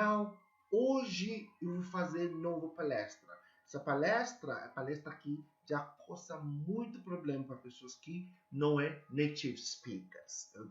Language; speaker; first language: Portuguese; non-native, learner; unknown